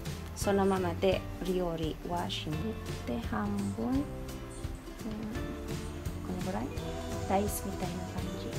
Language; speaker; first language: Japanese; non-native, fluent; Filipino